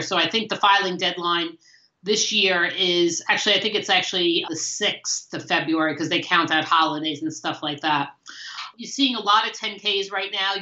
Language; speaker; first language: English; native; English